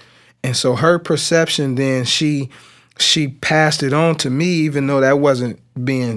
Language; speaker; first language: English; native; English